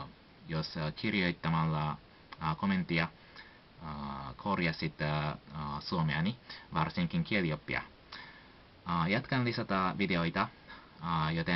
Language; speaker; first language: Finnish; non-native, learner; Japanese